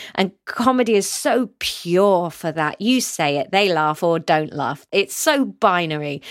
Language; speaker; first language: English; native; English